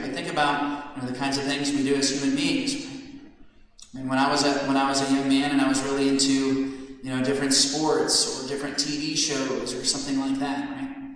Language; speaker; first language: English; native; English